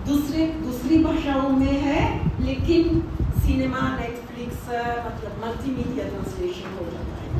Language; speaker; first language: Hindi; non-native, fluent; Italian